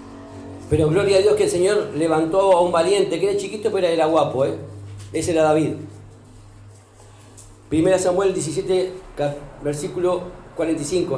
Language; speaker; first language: Spanish; native; Spanish